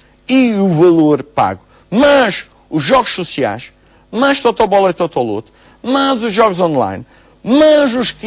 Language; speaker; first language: Portuguese; native; Portuguese